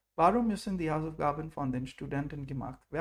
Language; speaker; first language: German; non-native, fluent; English